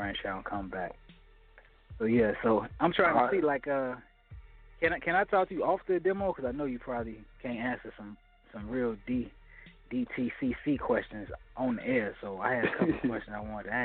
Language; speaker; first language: English; native; English